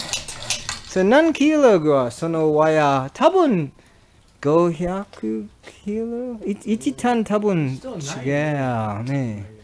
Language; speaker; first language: Japanese; non-native, learner; English